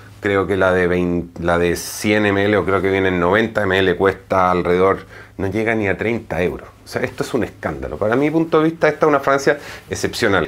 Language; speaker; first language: Spanish; native; Spanish